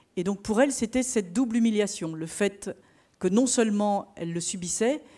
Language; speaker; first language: French; native; French